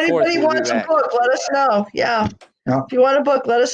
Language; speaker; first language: English; native; English